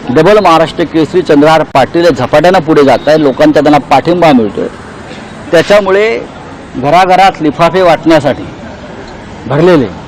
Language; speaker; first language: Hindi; non-native, local second language; Marathi